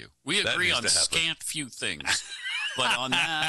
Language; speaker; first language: English; native; English